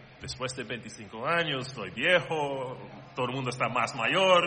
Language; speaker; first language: Spanish; non-native, learner; English